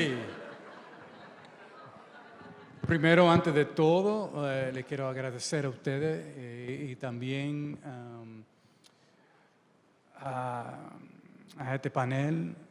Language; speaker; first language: Spanish; early bilingual, heritage; Spanish